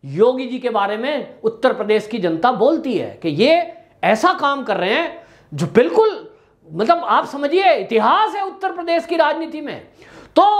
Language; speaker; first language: Hindi; native; Hindi